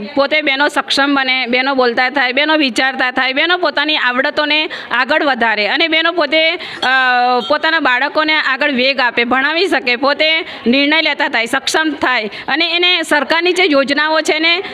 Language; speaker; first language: Gujarati; non-native, local second language; Rathawi